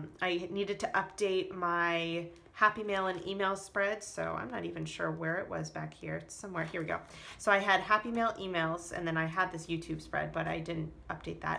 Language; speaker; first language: English; native; English